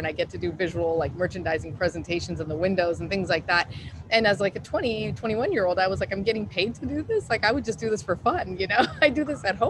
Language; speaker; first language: English; native; English